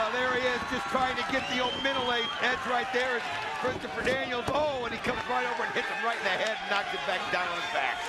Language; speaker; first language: English; native; English